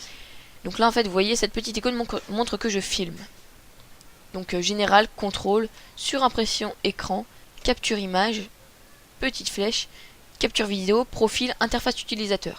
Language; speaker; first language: French; native; French